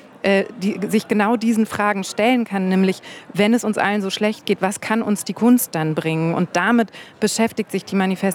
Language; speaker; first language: German; native; German